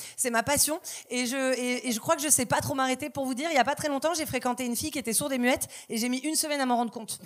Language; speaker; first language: French; native; French